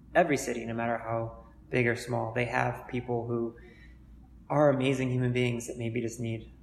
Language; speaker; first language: English; native; English